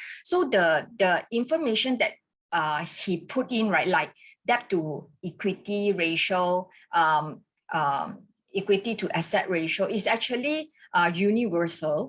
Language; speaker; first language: English; non-native, local second language; Malay